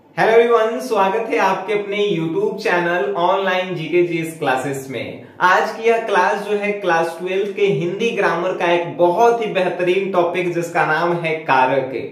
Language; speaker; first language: Hindi; native; Hindi